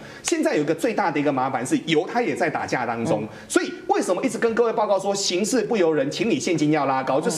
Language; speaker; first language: Chinese; native; Chinese